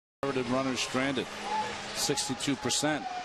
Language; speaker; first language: English; native; English